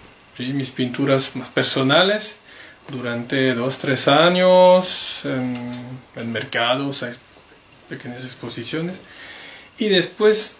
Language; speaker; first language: Spanish; non-native, fluent; French